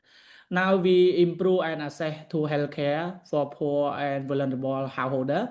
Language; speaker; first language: English; non-native, learner; Khmer